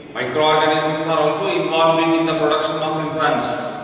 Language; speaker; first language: English; non-native, local second language; Kannada